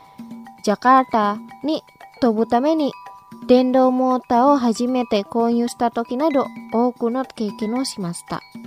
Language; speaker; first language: Japanese; non-native, fluent; Indonesian